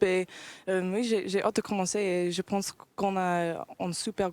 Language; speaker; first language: French; early bilingual, heritage; English